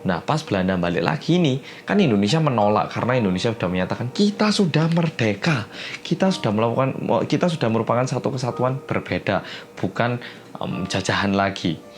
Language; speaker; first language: Indonesian; early bilingual, other home language; Korean